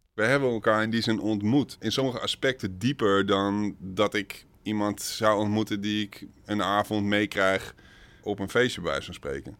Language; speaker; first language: Dutch; native; Dutch